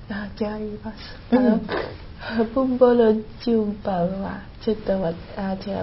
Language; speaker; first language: Japanese; non-native, learner; Chinese